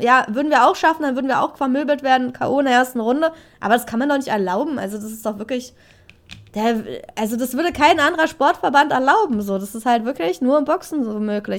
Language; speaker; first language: German; native; German